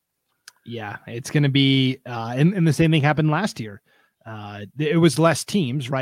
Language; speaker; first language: English; native; English